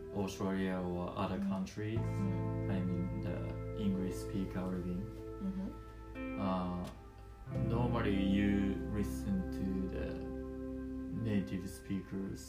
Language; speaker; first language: English; non-native, learner; Japanese